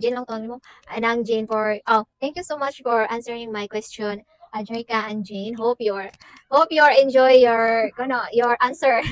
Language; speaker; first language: English; non-native, local second language; Cebuano